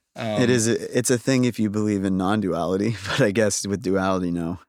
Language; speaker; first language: English; native; English